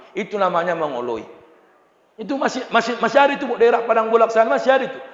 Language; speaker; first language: Malay; non-native, local second language; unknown